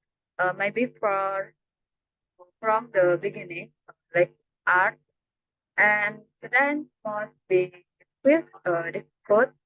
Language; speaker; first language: English; non-native, learner; Indonesian